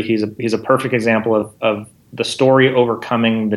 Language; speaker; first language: English; native; English